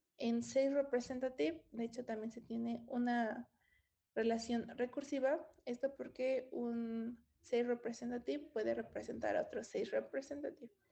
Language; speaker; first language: Spanish; native; Spanish